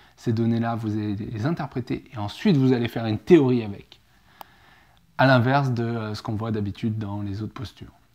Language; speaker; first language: French; native; French